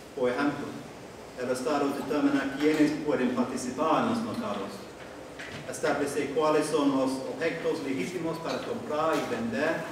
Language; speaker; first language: Spanish; non-native, fluent; English